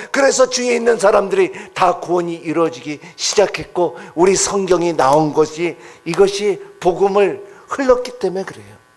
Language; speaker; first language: Korean; non-native, fluent; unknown